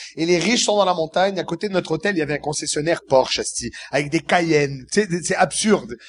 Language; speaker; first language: French; early bilingual, other home language; Arabic